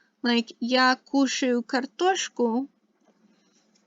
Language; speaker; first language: Russian; non-native, fluent; English